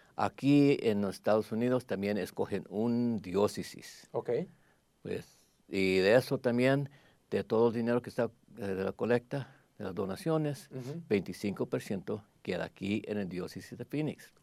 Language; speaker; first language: Spanish; early bilingual, heritage; Spanish